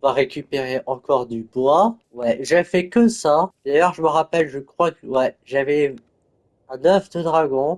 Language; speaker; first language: French; native; French